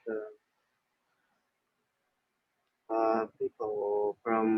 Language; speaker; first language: English; non-native, learner; Vietnamese